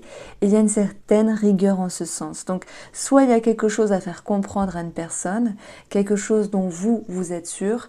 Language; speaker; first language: French; native; French